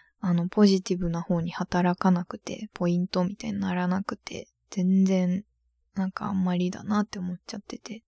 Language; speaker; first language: Japanese; native; Japanese